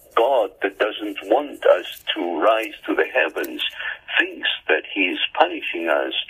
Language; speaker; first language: English; early bilingual, heritage; English